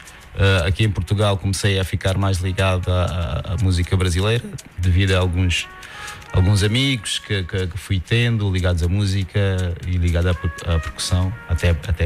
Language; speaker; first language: Portuguese; non-native, local second language; Kabuverdianu